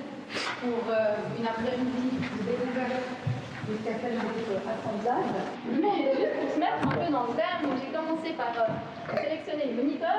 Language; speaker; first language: French; native; French